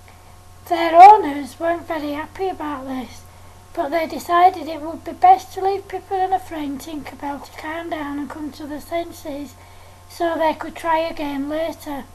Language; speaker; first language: English; native; English